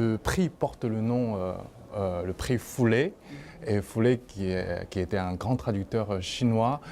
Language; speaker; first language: French; non-native, fluent; Chinese